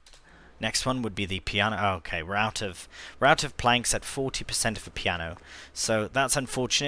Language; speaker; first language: English; native; English